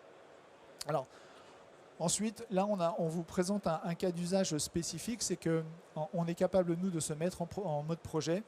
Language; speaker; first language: French; native; French